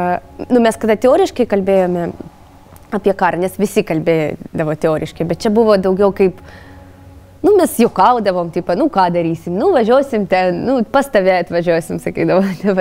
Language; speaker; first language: Lithuanian; non-native, learner; Ukrainian